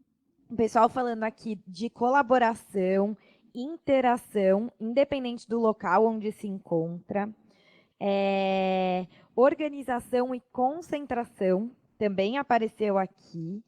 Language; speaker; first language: Portuguese; native; Portuguese